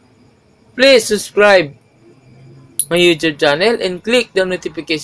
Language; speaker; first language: English; non-native, local second language; Maguindanaon